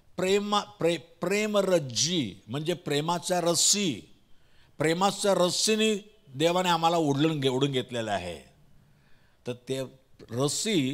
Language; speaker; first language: Marathi; non-native, local second language; Tamil